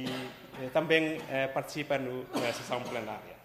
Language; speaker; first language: Portuguese; non-native, local second language; Tetum